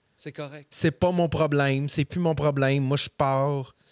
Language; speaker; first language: French; native; French